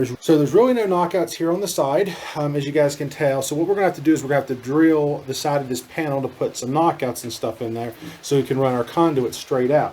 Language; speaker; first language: English; native; English